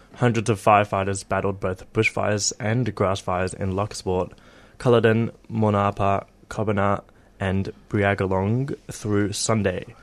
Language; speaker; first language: English; native; English